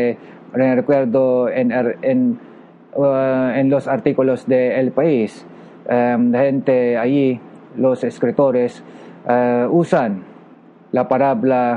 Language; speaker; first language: Spanish; non-native, local second language; Filipino